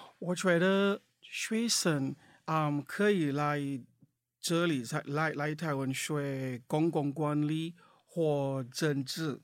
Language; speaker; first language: Chinese; non-native, fluent; English